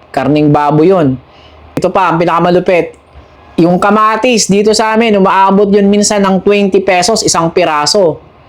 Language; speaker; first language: Filipino; non-native, local second language; Masbatenyo